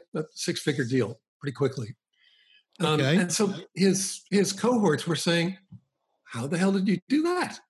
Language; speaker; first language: English; native; English